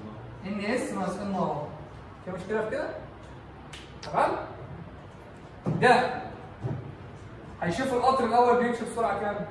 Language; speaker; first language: Arabic; native; Arabic